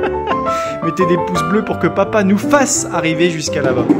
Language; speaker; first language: French; native; French